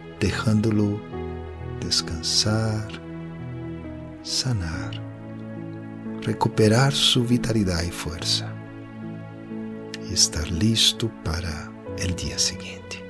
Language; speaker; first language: Spanish; non-native, fluent; Portuguese